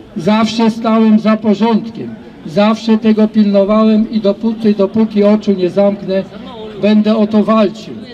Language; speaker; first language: Polish; native; Polish